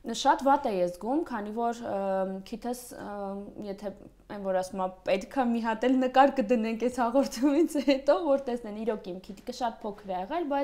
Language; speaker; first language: Armenian; early bilingual, other home language; Russian